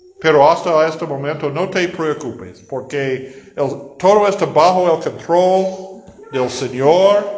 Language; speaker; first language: Spanish; non-native, fluent; English